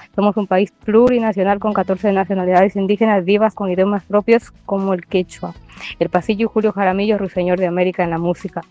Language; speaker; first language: Spanish; native; Spanish